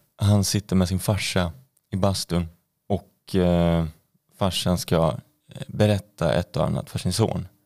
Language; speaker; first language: Swedish; native; Swedish